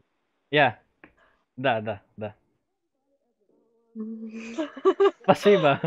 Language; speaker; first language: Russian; non-native, learner; Indonesian